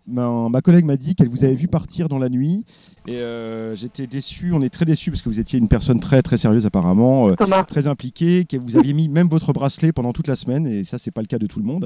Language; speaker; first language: French; native; French